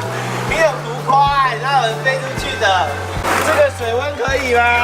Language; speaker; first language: Chinese; native; Chinese